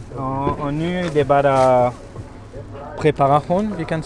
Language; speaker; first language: Swedish; non-native, learner; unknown